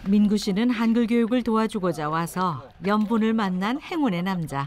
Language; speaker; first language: Korean; native; Korean